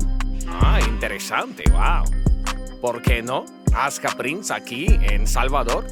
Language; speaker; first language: Spanish; non-native, learner; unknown